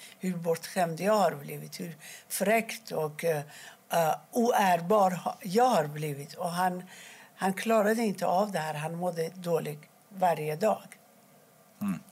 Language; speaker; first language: Swedish; non-native, fluent; Persian